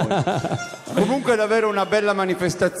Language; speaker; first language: Italian; native; Italian